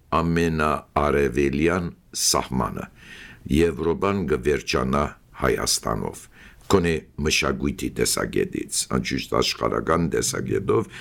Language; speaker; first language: Armenian; early bilingual, heritage; Armenian